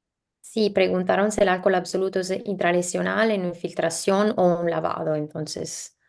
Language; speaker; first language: Spanish; non-native, learner; English